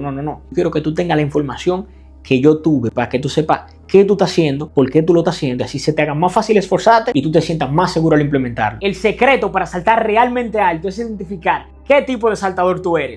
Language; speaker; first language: Spanish; native; Spanish